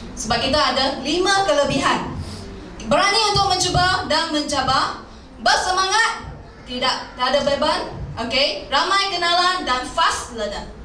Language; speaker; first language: Malay; non-native, local second language; Chinese